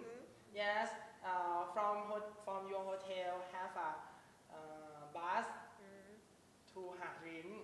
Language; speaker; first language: English; non-native, learner; Thai